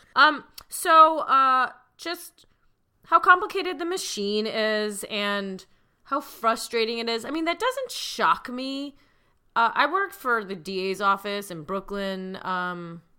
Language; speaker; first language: English; early bilingual, other home language; Hindi